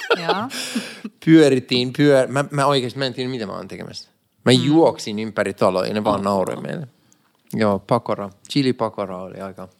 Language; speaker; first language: Finnish; early bilingual, other home language; Persian